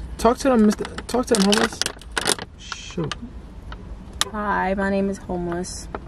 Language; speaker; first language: English; native; English